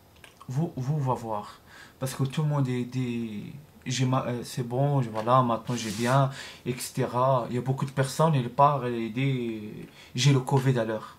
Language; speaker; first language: French; non-native, learner; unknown